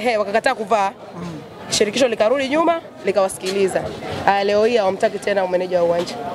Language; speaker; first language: Swahili; native; Swahili